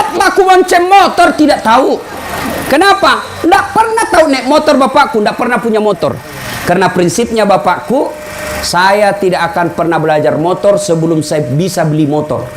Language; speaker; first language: Indonesian; non-native, local second language; Buginese